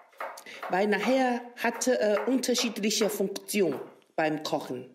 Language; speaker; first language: German; non-native, learner; Chinese